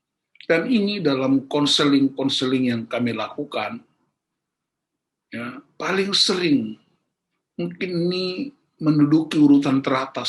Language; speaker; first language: Indonesian; native; Indonesian